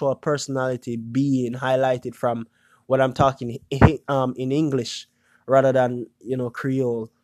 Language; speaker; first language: English; non-native, local second language; Jamaican Creole English